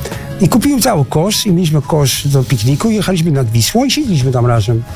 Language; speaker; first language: Polish; non-native, learner; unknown